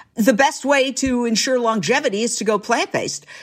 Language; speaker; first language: English; native; English